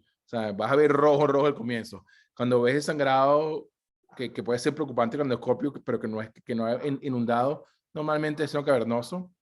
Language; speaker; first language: Spanish; native; Spanish